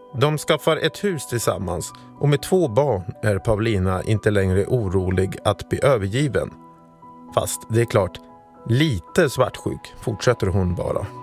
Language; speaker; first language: Swedish; native; Swedish